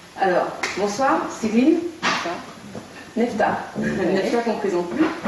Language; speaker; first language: French; native; French